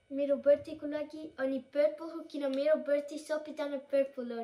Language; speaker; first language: Nepali; early bilingual, heritage; Nepali